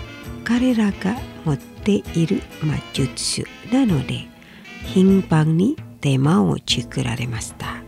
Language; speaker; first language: Japanese; non-native, fluent; Indonesian